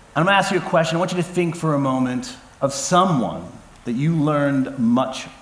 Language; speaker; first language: English; native; English